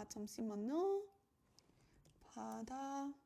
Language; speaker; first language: Korean; non-native, fluent; French